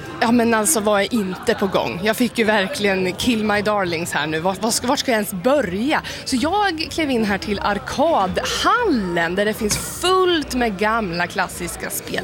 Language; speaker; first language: Swedish; native; Swedish